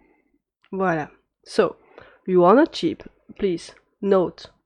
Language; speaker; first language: English; non-native, fluent; French